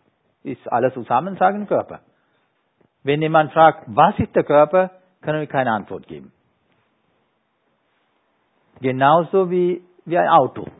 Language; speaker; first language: German; non-native, fluent; Sinhala